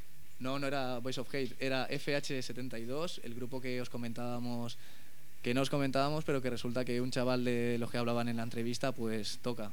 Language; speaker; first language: Spanish; native; Spanish